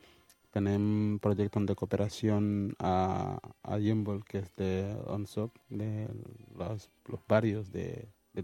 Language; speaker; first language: Catalan; early bilingual, other home language; Wolof